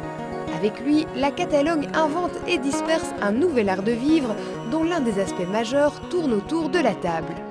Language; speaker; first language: French; native; French